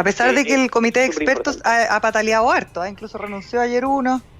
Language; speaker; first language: Spanish; native; Spanish